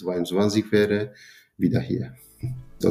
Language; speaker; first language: German; non-native, fluent; Turkish